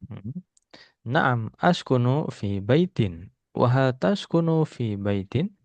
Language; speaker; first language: Arabic; non-native, fluent; Indonesian